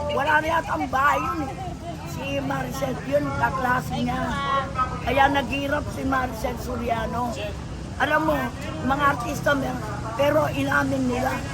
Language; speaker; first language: Filipino; non-native, local second language; Iloko